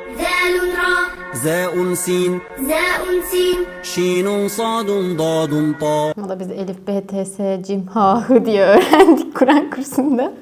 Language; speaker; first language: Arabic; non-native, learner; Turkish